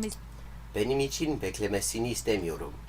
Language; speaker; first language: Turkish; non-native, learner; English